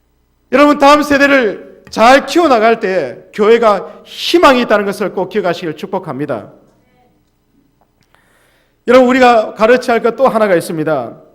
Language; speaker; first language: Korean; native; Korean